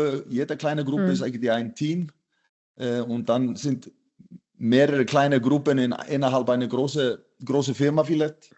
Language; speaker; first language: German; non-native, fluent; Icelandic